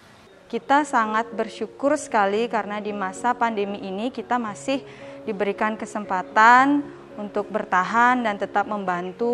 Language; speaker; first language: Indonesian; native; Indonesian